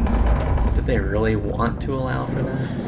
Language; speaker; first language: English; native; English